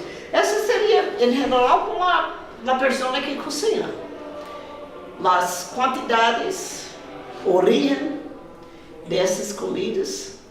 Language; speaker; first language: Spanish; non-native, fluent; English